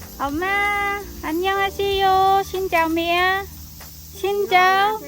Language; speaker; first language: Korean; non-native, learner; Vietnamese